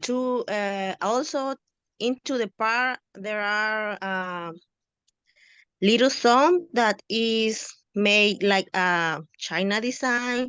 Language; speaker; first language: English; non-native, learner; Spanish